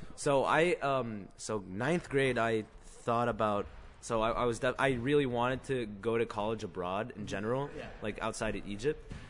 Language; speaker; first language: English; non-native, fluent; Arabic